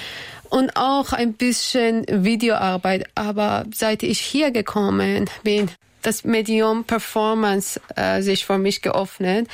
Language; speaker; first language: German; non-native, learner; Persian